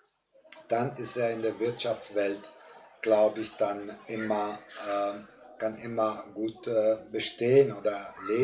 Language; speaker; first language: German; non-native, fluent; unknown